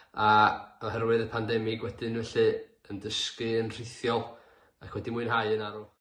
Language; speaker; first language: Welsh; native; Welsh